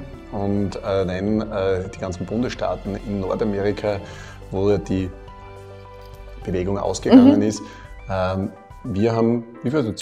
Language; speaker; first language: German; native; German